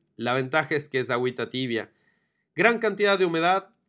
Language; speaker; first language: Spanish; native; Spanish